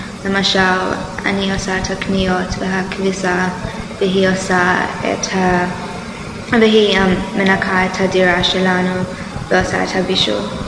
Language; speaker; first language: Hebrew; non-native, learner; English